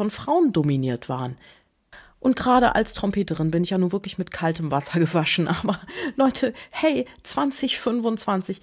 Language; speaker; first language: German; native; German